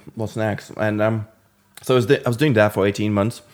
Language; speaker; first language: English; non-native, fluent; Latvian